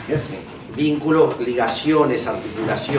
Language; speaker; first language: Spanish; native; Spanish